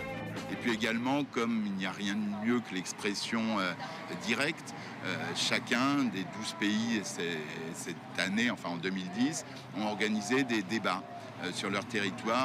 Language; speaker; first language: French; native; French